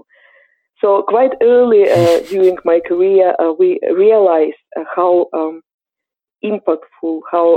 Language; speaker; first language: English; non-native, fluent; Ukrainian